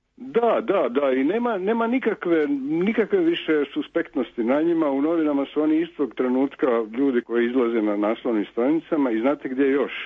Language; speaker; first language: Serbian; native; Serbian